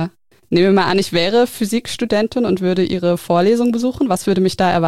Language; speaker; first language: German; native; German